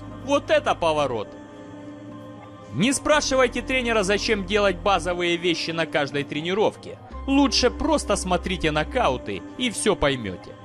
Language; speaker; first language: Russian; native; Russian